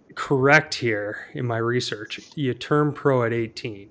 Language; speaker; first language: English; native; English